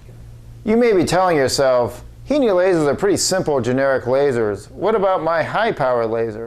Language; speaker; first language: English; native; English